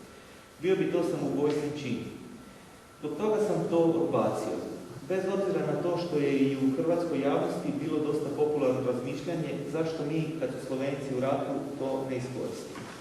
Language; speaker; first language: Croatian; native; Croatian